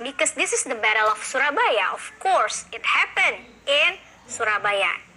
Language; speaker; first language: English; non-native, fluent; Indonesian